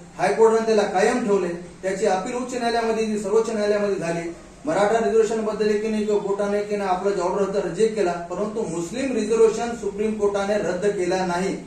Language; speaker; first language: Marathi; non-native, local second language; Urdu